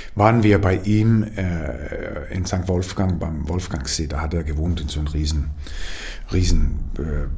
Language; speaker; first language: German; non-native, fluent; Danish